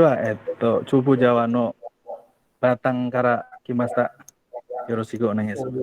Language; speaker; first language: Japanese; non-native, learner; Javanese